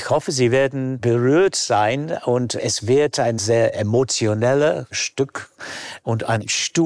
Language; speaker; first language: German; non-native, fluent; English